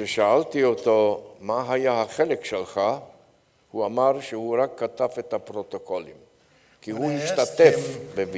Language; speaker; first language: Hebrew; non-native, fluent; Polish